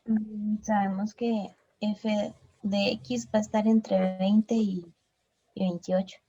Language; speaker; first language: Spanish; native; Spanish